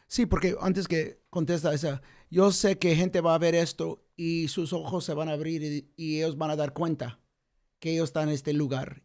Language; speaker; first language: Spanish; early bilingual, heritage; Spanish